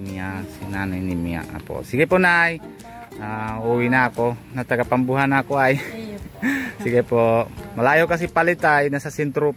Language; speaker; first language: Filipino; non-native, local second language; Bikol